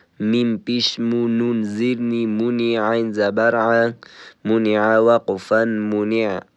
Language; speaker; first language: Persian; native; Persian